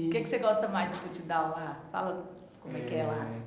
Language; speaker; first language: Portuguese; native; Portuguese